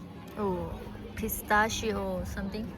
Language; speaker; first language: English; non-native, learner; Thai